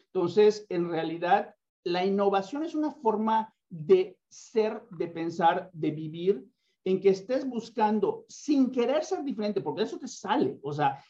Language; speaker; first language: Spanish; native; Spanish